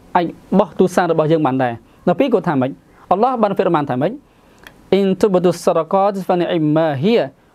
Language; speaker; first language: Khmer; non-native, local second language; Western Cham